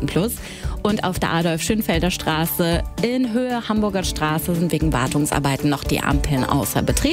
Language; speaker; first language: German; native; German